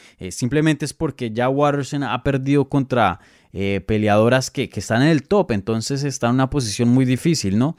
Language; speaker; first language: Spanish; native; Spanish